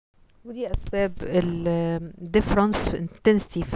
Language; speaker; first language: Arabic; native; Arabic